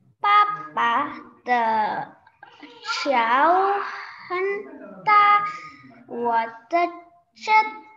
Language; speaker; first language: Chinese; non-native, learner; Indonesian